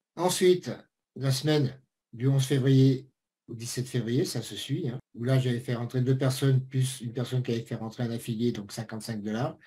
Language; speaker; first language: French; native; French